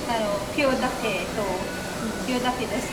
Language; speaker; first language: Japanese; non-native, learner; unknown